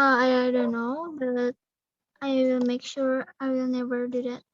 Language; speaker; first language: English; non-native, learner; Indonesian